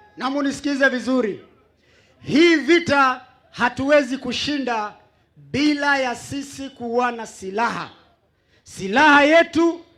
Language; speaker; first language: Swahili; native; Swahili